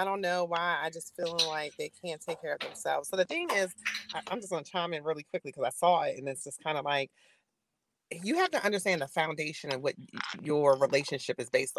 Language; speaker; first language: English; native; English